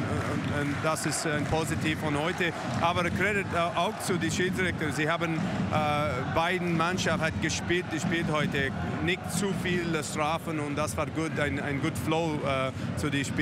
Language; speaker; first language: German; non-native, learner; English